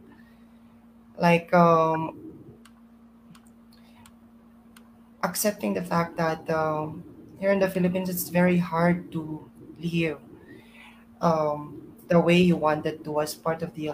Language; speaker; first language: English; non-native, local second language; Iloko